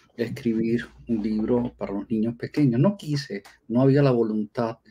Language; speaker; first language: Spanish; native; Spanish